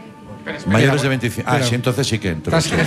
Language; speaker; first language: Spanish; native; Spanish